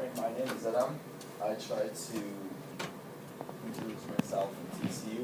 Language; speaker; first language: English; non-native, learner; Hungarian